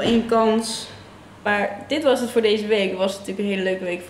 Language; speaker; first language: Dutch; native; Dutch